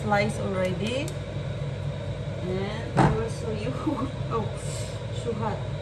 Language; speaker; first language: English; non-native, learner; Filipino